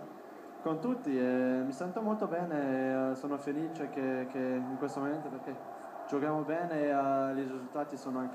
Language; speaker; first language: Italian; non-native, fluent; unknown